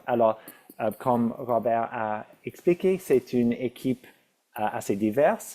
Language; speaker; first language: French; non-native, local second language; English